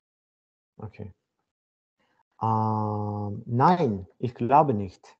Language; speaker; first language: German; non-native, learner; Azerbaijani